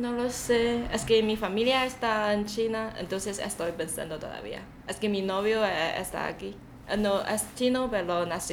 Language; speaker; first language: Spanish; non-native, learner; Chinese